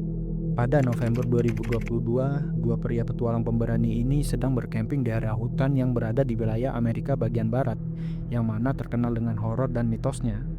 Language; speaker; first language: Indonesian; native; Indonesian